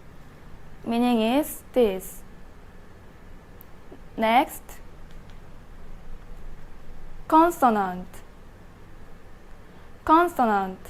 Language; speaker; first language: English; non-native, learner; Indonesian